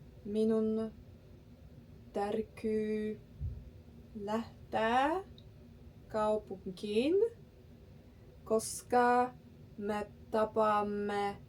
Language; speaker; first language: Finnish; non-native, learner; Turkish